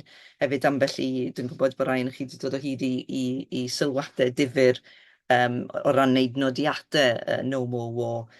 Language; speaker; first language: Welsh; native; Welsh